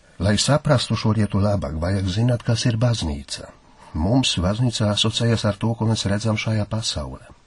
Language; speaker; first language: Latvian; non-native, fluent; Polish